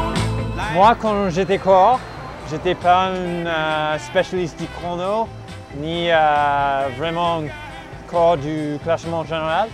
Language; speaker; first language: French; non-native, fluent; English